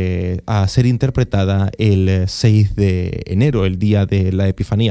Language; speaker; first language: Spanish; native; Spanish